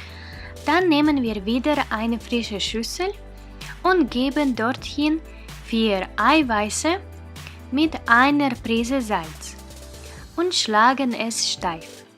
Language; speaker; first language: German; non-native, fluent; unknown